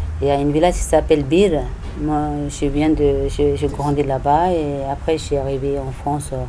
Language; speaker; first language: French; non-native, learner; Tibetan